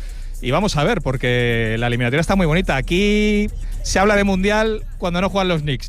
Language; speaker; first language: Spanish; native; Spanish